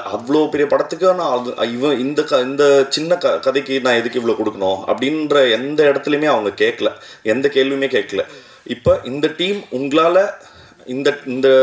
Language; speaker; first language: Tamil; native; Tamil